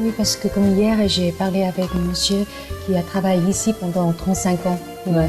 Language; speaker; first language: French; non-native, learner; Chinese